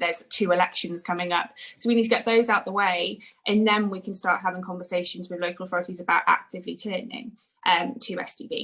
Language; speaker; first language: English; native; English